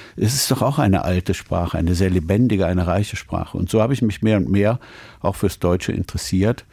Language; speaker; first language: German; native; German